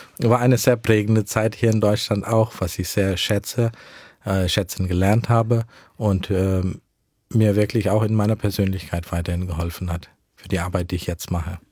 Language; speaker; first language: German; early bilingual, heritage; German